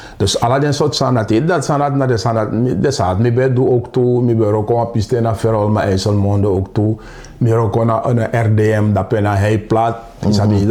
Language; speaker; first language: Dutch; native; Dutch